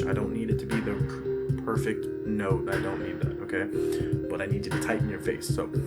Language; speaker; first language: English; native; English